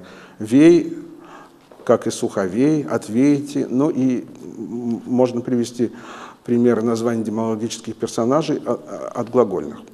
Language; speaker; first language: Russian; native; Russian